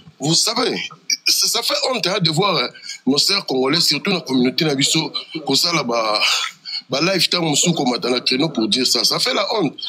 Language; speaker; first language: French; non-native, local second language; Lingala